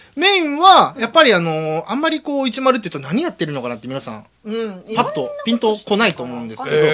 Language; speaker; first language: Japanese; native; Japanese